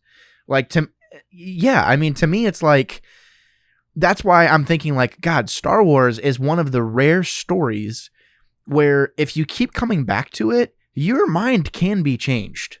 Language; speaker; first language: English; native; English